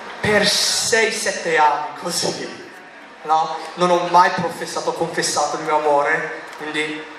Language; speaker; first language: Italian; non-native, fluent; English